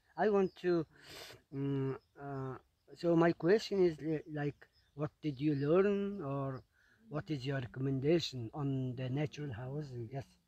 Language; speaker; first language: English; non-native, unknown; Mongolian